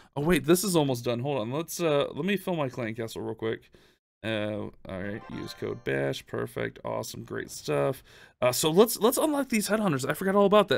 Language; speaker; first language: English; native; English